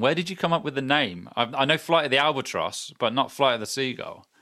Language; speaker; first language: English; native; English